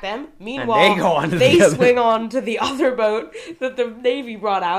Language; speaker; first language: English; native; English